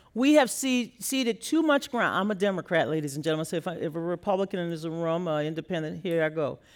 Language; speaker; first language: English; native; English